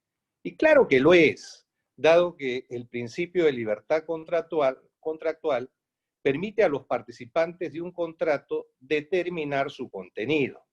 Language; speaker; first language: Spanish; native; Spanish